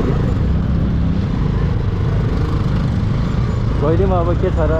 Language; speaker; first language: Nepali; native; Nepali